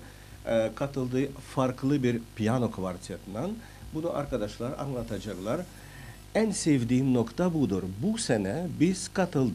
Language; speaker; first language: Turkish; non-native, fluent; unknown